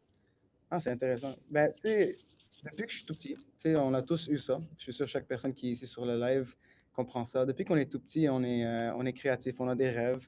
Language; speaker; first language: French; native; French